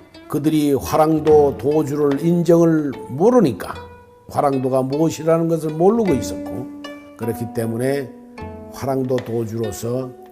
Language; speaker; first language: Korean; native; Korean